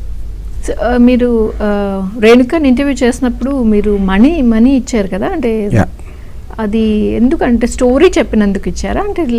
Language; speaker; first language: Telugu; native; Telugu